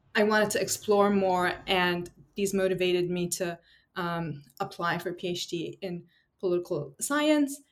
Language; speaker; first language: English; non-native, fluent; Turkish